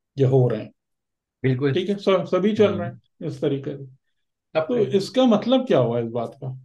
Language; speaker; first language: Urdu; native; Urdu